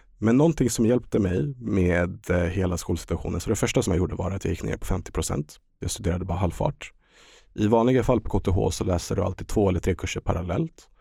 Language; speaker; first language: Swedish; early bilingual, other home language; Estonian